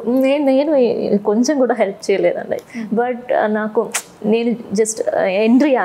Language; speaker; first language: Telugu; non-native, learner; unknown